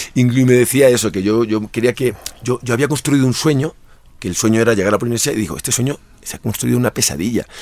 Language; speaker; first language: Spanish; native; Spanish